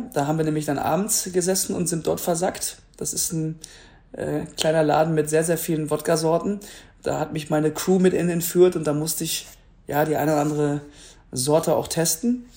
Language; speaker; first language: German; native; German